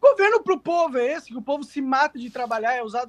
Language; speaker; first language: Portuguese; native; Portuguese